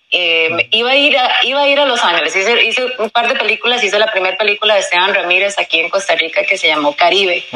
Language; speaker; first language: Spanish; early bilingual, heritage; Spanish